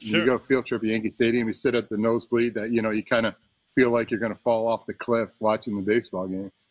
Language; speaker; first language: English; native; English